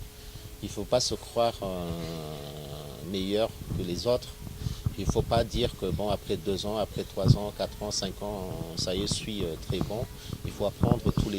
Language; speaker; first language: French; non-native, local second language; Malagasy